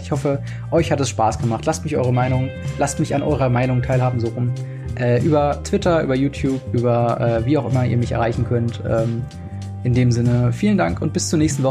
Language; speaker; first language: German; native; German